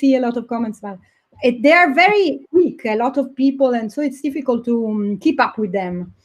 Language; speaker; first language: English; non-native, fluent; Italian